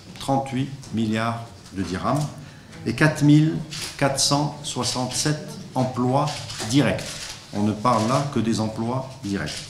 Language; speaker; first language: French; non-native, local second language; Arabic